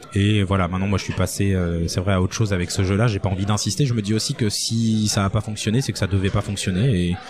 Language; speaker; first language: French; native; French